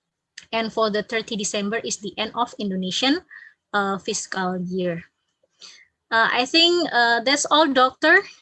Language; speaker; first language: English; non-native, fluent; Indonesian